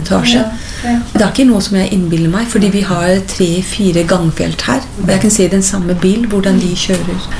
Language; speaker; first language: Norwegian; non-native, fluent; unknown